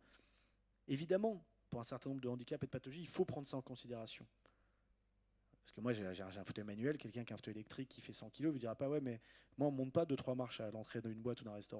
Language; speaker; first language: French; native; French